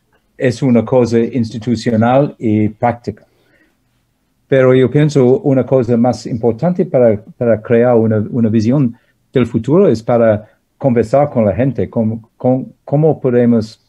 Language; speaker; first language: Spanish; non-native, fluent; English